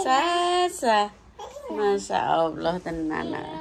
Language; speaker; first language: Indonesian; native; Indonesian